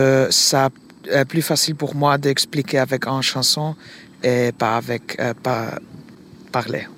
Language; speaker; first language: French; non-native, learner; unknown